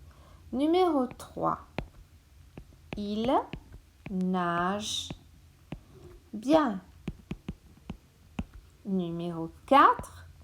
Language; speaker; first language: French; non-native, local second language; Morisyen